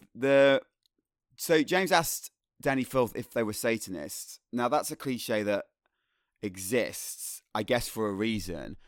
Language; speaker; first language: English; native; English